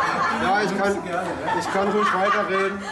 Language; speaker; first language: German; native; German